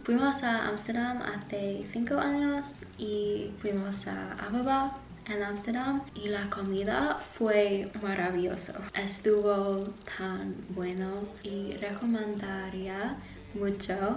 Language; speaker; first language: Spanish; non-native, learner; English